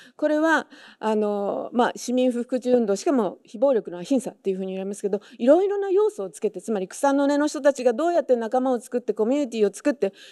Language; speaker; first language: Japanese; native; Japanese